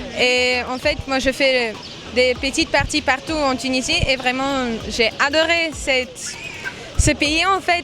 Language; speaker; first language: French; non-native, local second language; Luxembourgish